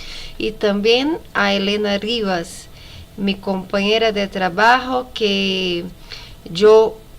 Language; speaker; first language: Spanish; non-native, fluent; Portuguese